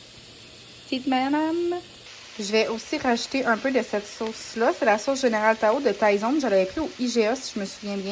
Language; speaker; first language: French; native; French